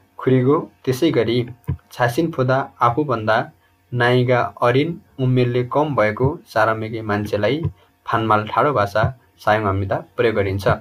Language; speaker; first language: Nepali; native; Nepali